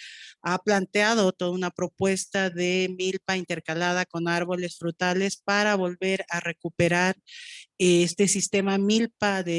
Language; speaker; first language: Spanish; native; Spanish